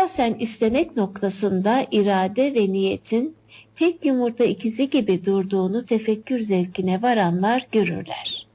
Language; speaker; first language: Turkish; native; Turkish